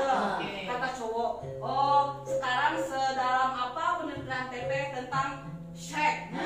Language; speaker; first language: Indonesian; non-native, local second language; Sundanese